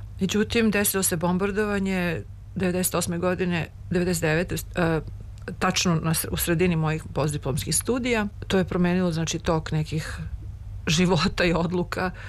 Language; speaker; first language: Serbian; native; Serbian